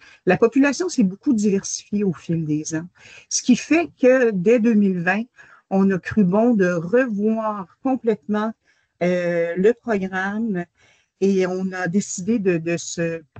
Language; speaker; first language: French; native; French